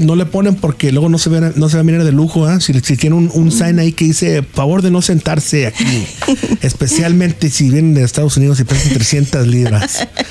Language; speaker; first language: Spanish; early bilingual, heritage; Spanish